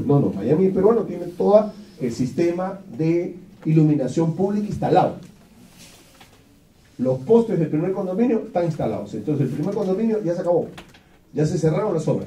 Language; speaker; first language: Spanish; native; Spanish